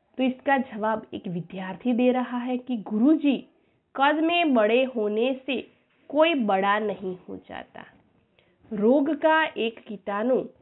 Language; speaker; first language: Hindi; non-native, local second language; Gujarati